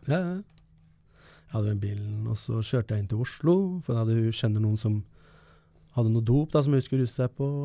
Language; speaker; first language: Norwegian; early bilingual, other home language; Kurdish